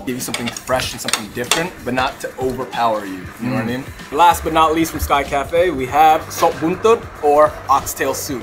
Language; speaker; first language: English; early bilingual, other home language; Indonesian